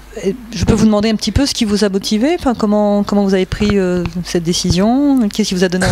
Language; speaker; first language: French; native; French